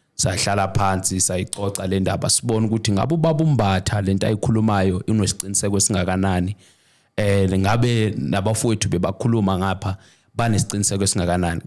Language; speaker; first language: Zulu; native; Zulu